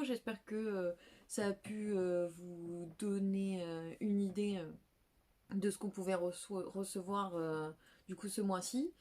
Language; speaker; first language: French; native; French